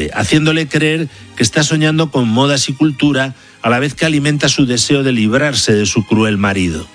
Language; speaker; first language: Spanish; native; Spanish